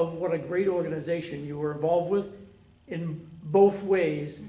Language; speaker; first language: English; native; English